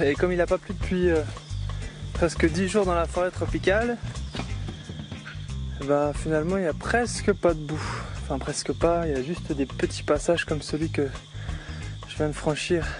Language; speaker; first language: French; native; French